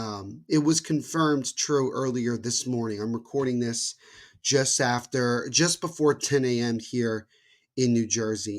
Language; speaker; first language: English; native; English